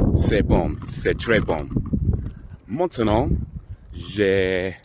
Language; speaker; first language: French; non-native, learner; English